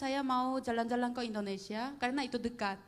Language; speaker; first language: Indonesian; non-native, fluent; Korean